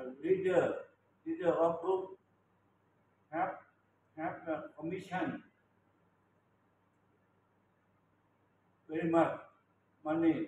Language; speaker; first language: English; non-native, learner; Thai